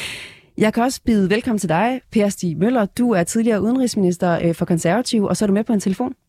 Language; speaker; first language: Danish; native; Danish